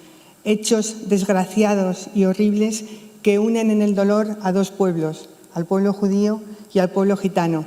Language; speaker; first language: Spanish; native; Spanish